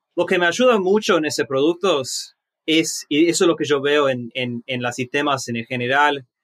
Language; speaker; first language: Spanish; early bilingual, heritage; Spanish